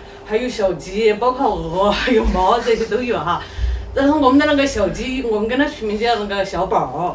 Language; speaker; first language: Chinese; native; Chinese